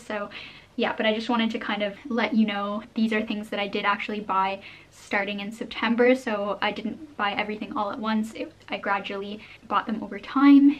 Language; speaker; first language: English; native; English